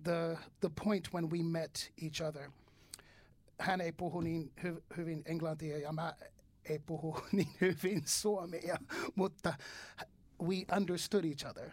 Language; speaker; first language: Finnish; non-native, learner; English